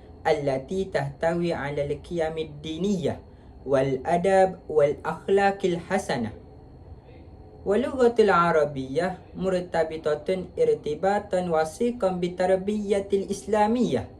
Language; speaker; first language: Arabic; non-native, learner; Malay